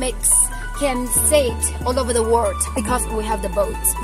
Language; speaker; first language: English; non-native, learner; Chinese